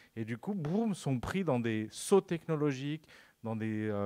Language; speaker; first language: French; non-native, fluent; Spanish